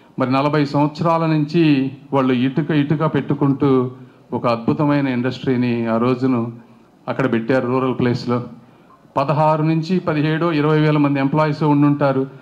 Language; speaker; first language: Telugu; native; Telugu